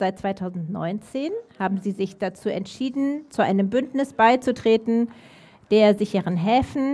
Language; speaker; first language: German; native; German